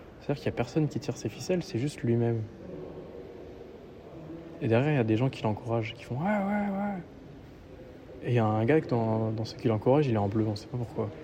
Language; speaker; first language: French; native; French